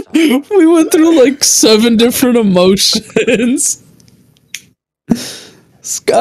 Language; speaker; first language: English; native; English